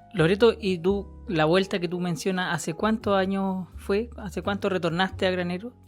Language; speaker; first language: Spanish; native; Spanish